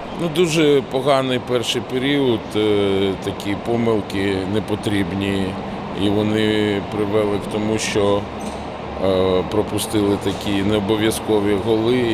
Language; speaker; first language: Ukrainian; non-native, local second language; Russian